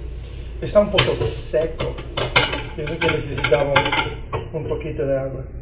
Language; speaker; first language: Spanish; non-native, learner; English